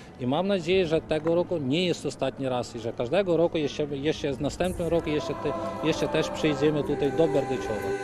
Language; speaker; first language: Polish; non-native, fluent; Ukrainian